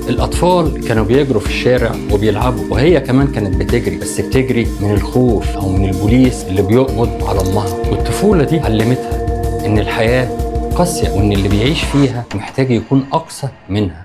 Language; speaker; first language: Arabic; native; Arabic